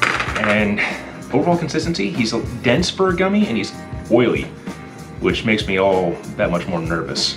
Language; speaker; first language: English; native; English